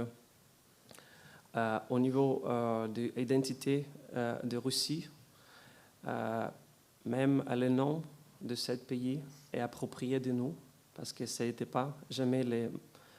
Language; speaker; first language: French; non-native, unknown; Ukrainian